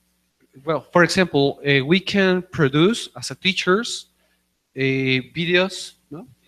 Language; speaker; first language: English; non-native, fluent; Spanish